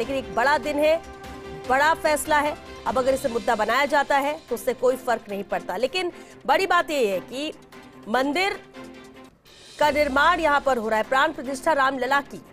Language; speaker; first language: Hindi; native; Hindi